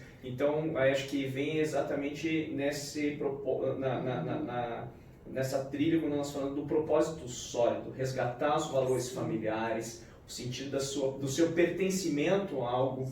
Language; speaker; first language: Portuguese; native; Portuguese